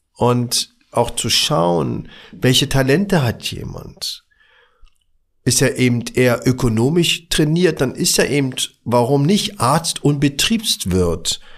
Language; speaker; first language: German; early bilingual, other home language; Arabic